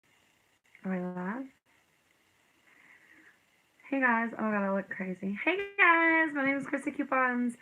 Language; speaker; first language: English; native; English